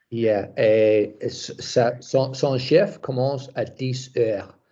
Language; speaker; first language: French; non-native, learner; English